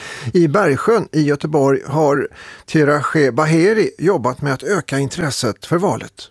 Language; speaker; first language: Swedish; native; Swedish